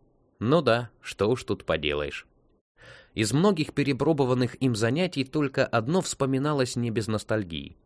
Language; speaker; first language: Russian; native; Russian